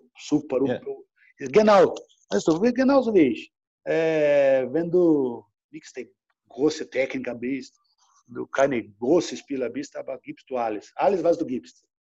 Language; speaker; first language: German; non-native, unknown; Portuguese